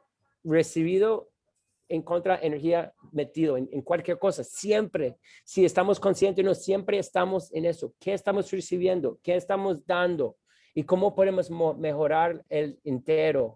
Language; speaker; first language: Spanish; non-native, fluent; English